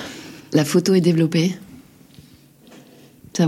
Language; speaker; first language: French; native; French